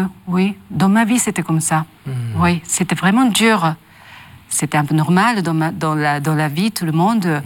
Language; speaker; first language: French; non-native, learner; Japanese